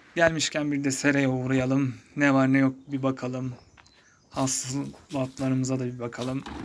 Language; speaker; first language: Turkish; native; Turkish